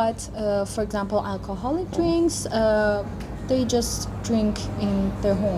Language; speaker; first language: English; non-native, fluent; Persian